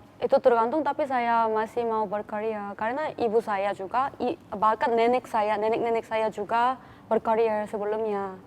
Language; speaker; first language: Indonesian; non-native, fluent; Korean